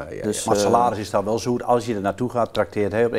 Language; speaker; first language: Dutch; native; Dutch